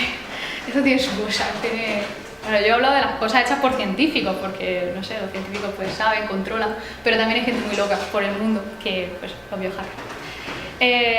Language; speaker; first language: Spanish; native; Spanish